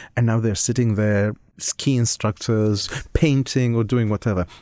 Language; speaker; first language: English; non-native, fluent; Arabic